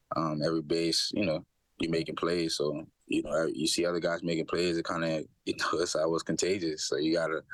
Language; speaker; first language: English; native; English